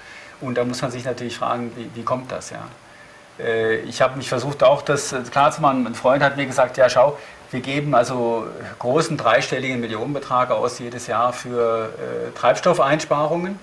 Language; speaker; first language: German; native; German